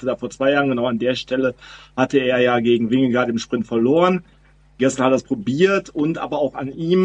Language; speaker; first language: German; native; German